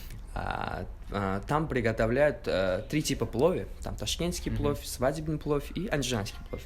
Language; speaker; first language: Russian; non-native, local second language; Uzbek